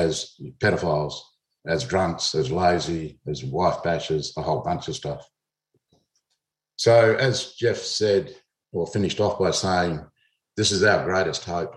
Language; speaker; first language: English; native; English